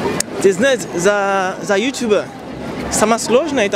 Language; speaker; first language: Russian; non-native, learner; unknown